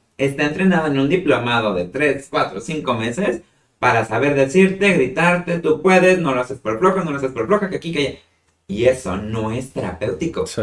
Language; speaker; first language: Spanish; native; Spanish